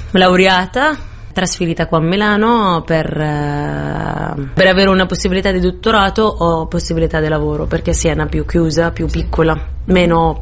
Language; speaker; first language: Italian; non-native, fluent; Arabic